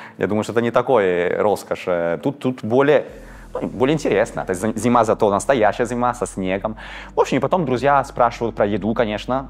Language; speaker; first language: Russian; non-native, fluent; Italian